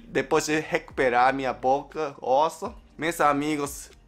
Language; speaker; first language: Portuguese; non-native, learner; Japanese